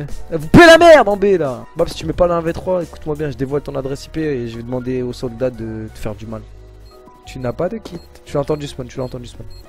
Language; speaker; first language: French; native; French